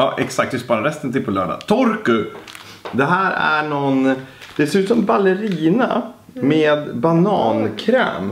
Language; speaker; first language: Swedish; native; Swedish